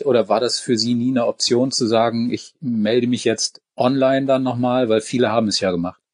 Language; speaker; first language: German; native; German